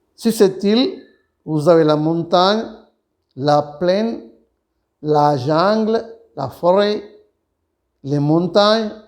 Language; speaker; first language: French; non-native, fluent; Sinhala